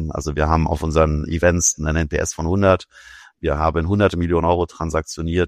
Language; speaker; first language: German; native; German